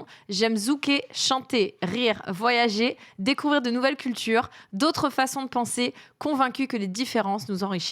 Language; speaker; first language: French; native; French